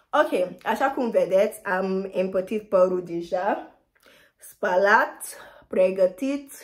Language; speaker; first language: Romanian; non-native, fluent; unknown